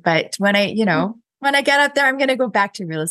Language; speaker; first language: English; native; English